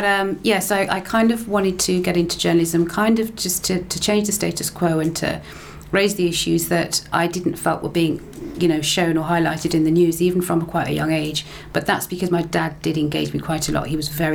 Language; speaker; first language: English; native; English